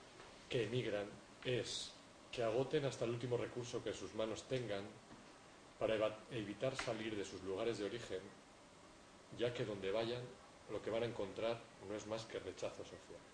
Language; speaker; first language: Spanish; native; Spanish